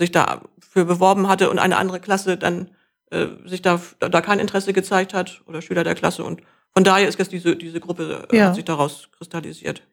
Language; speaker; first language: German; native; German